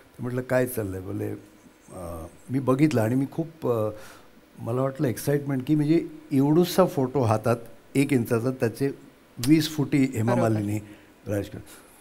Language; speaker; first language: Marathi; native; Marathi